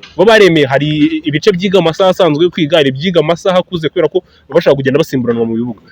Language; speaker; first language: Kinyarwanda; native; Kinyarwanda